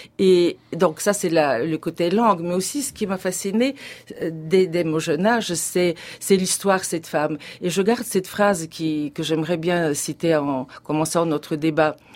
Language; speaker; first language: French; non-native, fluent; Bulgarian